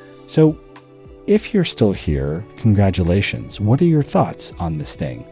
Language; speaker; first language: English; native; English